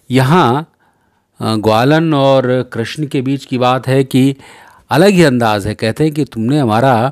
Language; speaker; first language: Hindi; native; Hindi